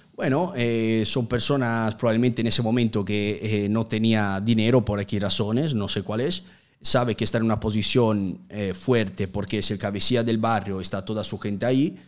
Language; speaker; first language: Spanish; non-native, fluent; Italian